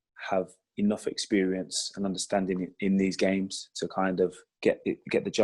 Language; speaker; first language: English; native; English